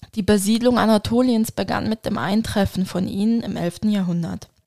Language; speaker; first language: German; non-native, fluent; Turkish